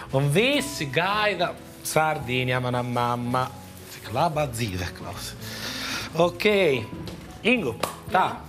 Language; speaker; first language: Latvian; non-native, fluent; Italian